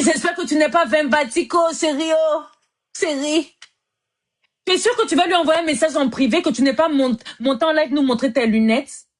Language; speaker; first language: French; native; French